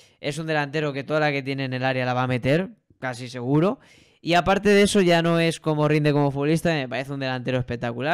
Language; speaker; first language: Spanish; native; Spanish